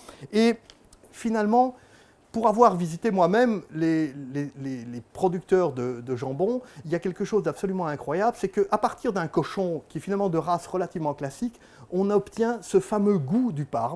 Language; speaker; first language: French; native; French